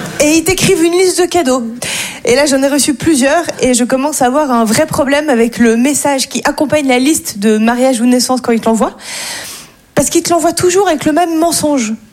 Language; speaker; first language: French; native; French